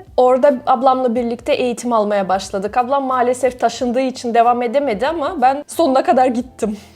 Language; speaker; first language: Turkish; non-native, fluent; Russian